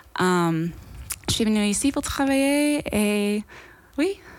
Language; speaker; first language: French; non-native, local second language; English